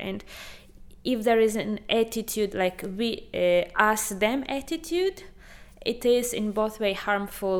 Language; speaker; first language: English; non-native, fluent; Ukrainian